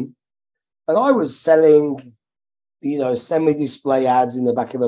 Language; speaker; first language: English; native; English